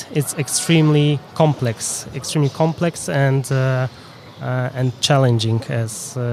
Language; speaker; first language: English; non-native, fluent; Polish